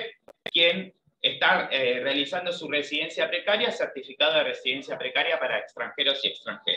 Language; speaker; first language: Spanish; native; Spanish